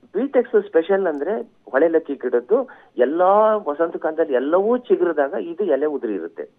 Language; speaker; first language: Kannada; native; Kannada